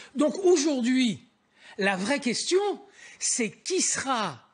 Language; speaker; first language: French; native; French